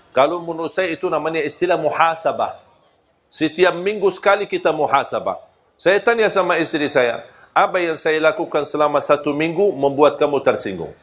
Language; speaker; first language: Malay; non-native, fluent; Arabic